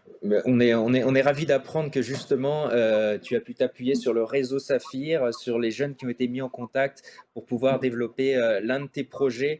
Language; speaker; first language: French; native; French